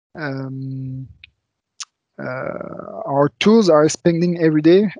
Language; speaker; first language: English; non-native, fluent; French